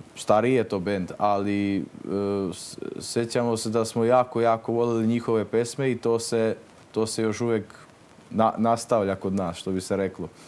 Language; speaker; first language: Croatian; non-native, local second language; Slovak